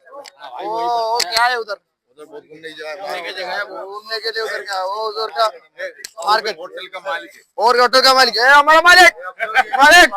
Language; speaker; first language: Hindi; non-native, local second language; Malayalam